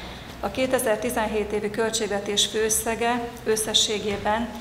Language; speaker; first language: Hungarian; native; Hungarian